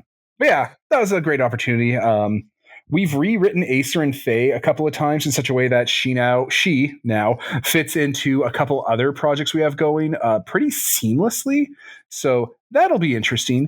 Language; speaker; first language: English; native; English